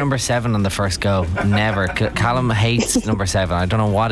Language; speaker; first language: English; native; English